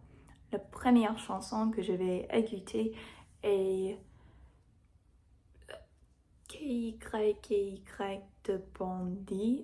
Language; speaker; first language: French; non-native, learner; English